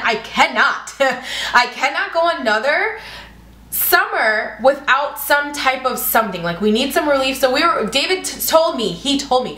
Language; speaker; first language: English; native; English